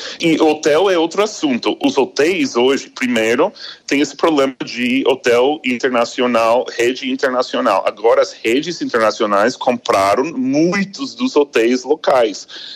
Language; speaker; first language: Portuguese; non-native, fluent; English